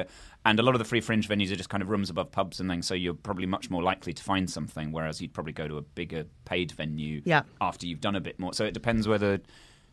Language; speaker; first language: English; native; English